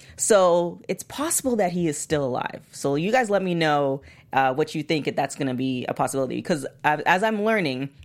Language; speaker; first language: English; native; English